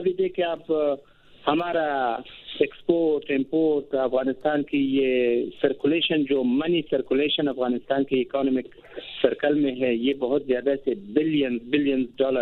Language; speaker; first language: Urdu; non-native, fluent; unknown